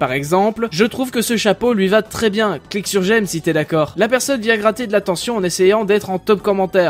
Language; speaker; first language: French; native; French